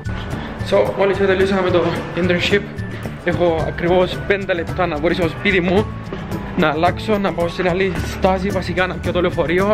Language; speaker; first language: Greek; non-native, fluent; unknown